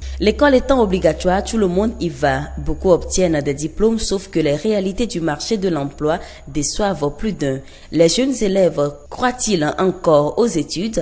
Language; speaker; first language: French; non-native, local second language; Ewe